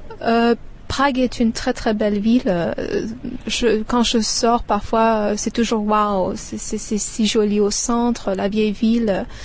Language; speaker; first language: French; non-native, fluent; Persian